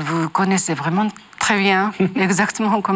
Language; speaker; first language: French; non-native, learner; Japanese